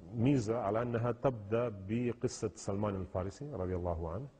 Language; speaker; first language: Arabic; non-native, fluent; Spanish